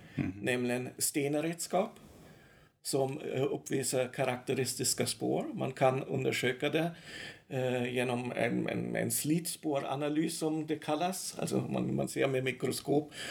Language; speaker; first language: Swedish; non-native, fluent; German